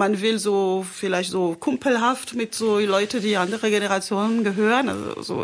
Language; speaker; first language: German; non-native, fluent; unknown